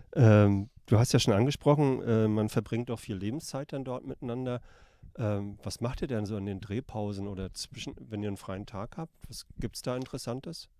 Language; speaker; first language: German; native; German